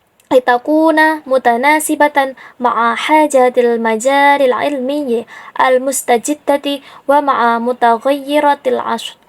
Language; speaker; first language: Arabic; non-native, learner; Indonesian